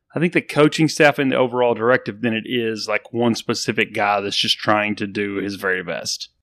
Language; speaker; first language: English; native; English